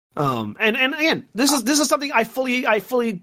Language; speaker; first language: English; native; English